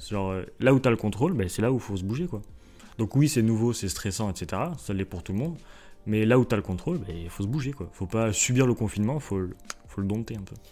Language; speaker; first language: French; native; French